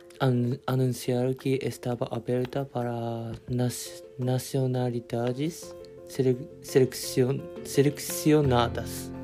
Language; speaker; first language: Portuguese; non-native, learner; Japanese